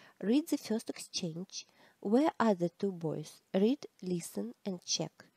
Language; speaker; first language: English; non-native, fluent; Russian